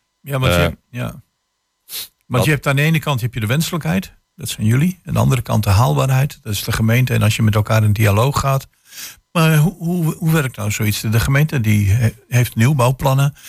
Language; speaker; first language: Dutch; native; Dutch